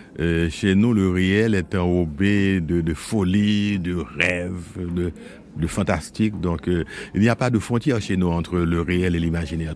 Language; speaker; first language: French; non-native, local second language; Haitian Creole